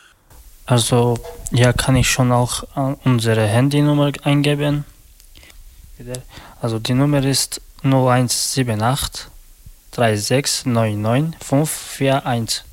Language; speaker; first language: German; non-native, learner; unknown